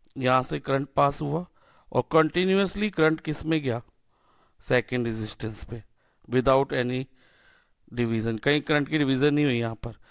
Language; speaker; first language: Hindi; native; Hindi